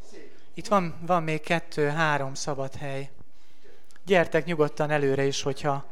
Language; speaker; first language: Hungarian; native; Hungarian